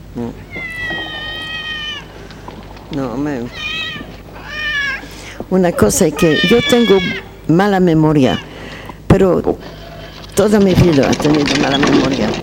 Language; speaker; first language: Spanish; non-native, learner; French